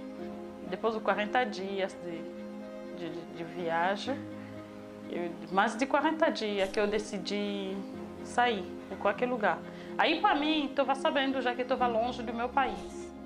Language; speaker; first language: Portuguese; non-native, fluent; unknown